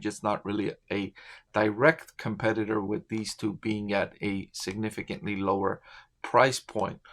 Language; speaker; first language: English; native; English